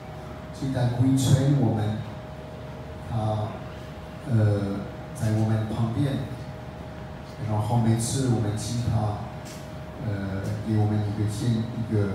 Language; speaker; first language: Chinese; non-native, fluent; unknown